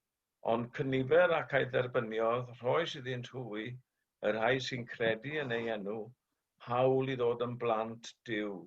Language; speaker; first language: Welsh; native; Welsh